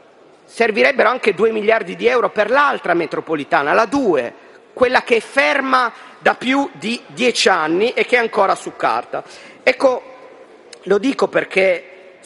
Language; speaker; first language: Italian; native; Italian